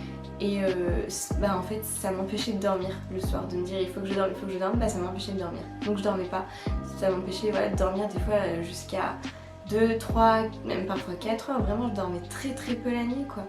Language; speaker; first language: French; native; French